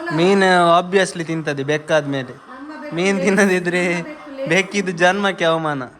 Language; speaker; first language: Kannada; non-native, local second language; Tulu